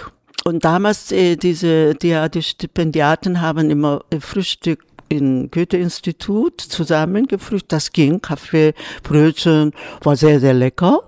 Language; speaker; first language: German; non-native, fluent; Korean